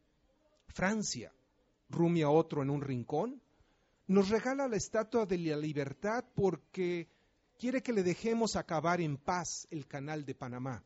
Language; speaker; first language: Spanish; native; Spanish